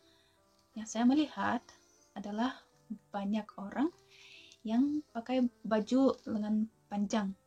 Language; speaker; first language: Indonesian; non-native, fluent; Russian